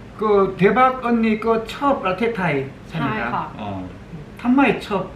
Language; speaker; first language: Thai; non-native, learner; Korean